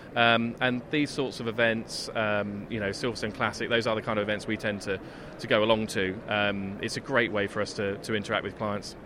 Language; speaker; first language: English; native; English